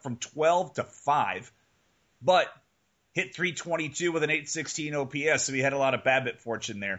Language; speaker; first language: English; native; English